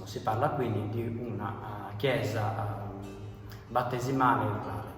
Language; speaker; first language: Italian; native; Italian